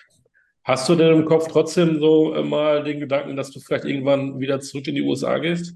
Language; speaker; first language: German; native; German